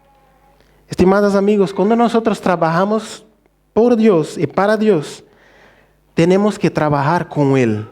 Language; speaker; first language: Spanish; non-native, fluent; Portuguese